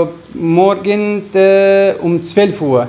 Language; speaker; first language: German; non-native, learner; Pashto